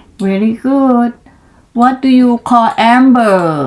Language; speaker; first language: English; non-native, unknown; Thai